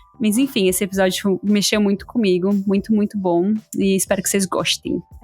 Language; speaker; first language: Portuguese; native; Portuguese